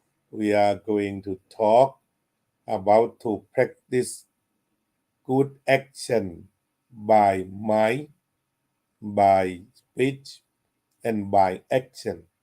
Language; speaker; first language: English; non-native, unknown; Thai